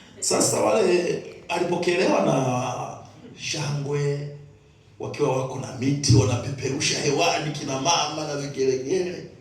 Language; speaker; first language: Swahili; native; Swahili